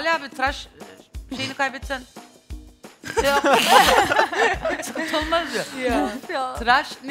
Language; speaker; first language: Turkish; native; Turkish